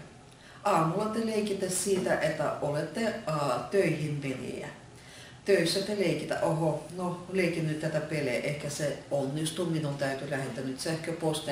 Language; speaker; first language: Finnish; non-native, fluent; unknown